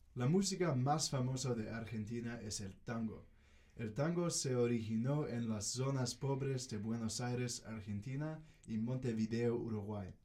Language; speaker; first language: Spanish; non-native, learner; English